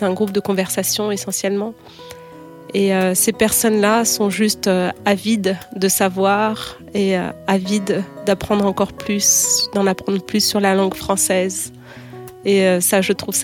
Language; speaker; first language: French; native; French